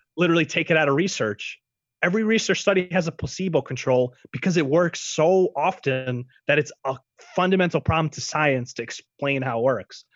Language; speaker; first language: English; early bilingual, other home language; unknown